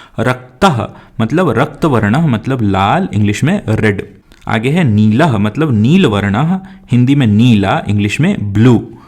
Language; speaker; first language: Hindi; native; Hindi